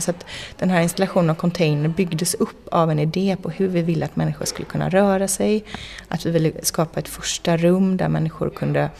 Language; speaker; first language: Swedish; native; Swedish